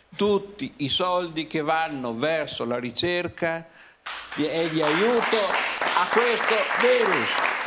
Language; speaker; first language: Italian; native; Italian